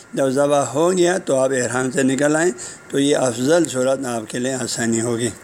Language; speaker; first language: Urdu; non-native, local second language; Balti